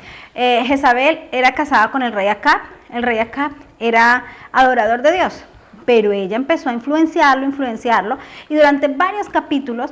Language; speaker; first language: Spanish; native; Spanish